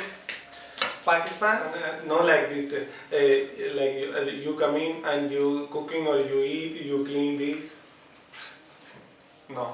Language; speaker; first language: English; non-native, learner; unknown